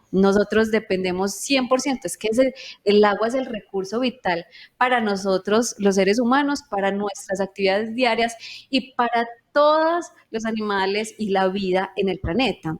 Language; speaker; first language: Spanish; native; Spanish